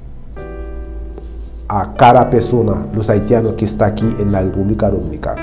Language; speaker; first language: Spanish; non-native, learner; Haitian Creole